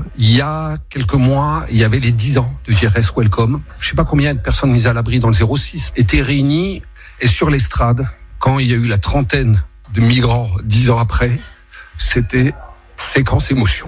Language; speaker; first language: French; native; French